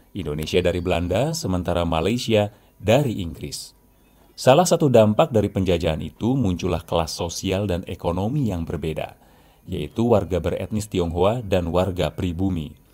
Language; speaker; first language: Indonesian; native; Indonesian